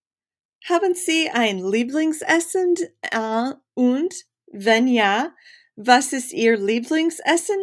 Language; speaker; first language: German; non-native, learner; English